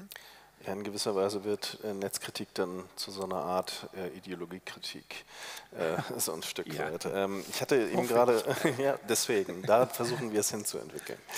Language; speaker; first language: German; native; German